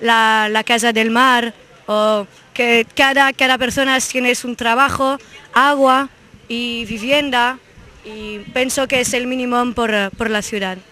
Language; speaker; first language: Spanish; non-native, learner; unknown